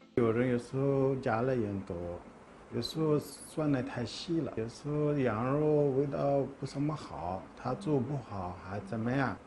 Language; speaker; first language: Chinese; non-native, learner; Arabic